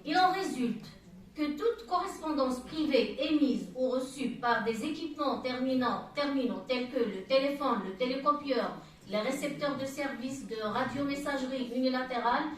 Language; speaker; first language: French; non-native, local second language; Arabic